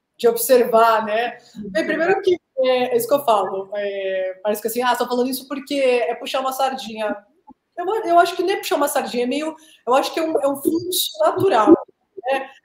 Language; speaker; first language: Portuguese; native; Portuguese